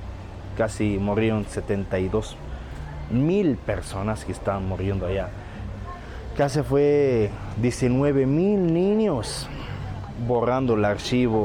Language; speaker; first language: Spanish; non-native, fluent; Arabic